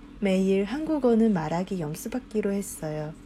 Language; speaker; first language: Korean; non-native, fluent; Chinese